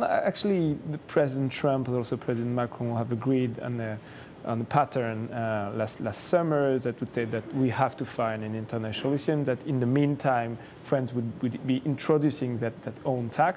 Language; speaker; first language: English; non-native, fluent; French